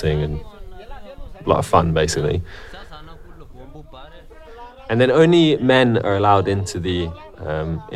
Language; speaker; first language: English; native; English